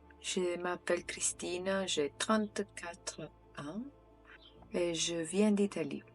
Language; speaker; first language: French; non-native, fluent; Italian